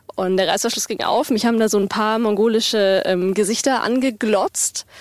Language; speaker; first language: German; native; German